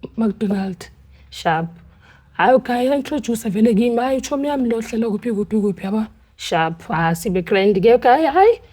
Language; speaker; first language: Zulu; native; Zulu